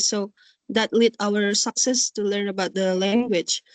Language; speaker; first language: English; non-native, learner; Indonesian